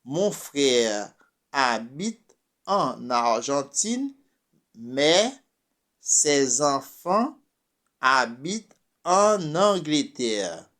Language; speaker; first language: French; non-native, fluent; Spanish